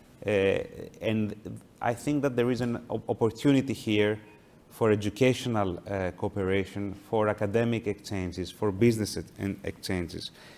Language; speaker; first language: English; non-native, fluent; Greek